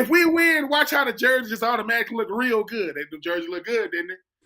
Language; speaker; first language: English; native; English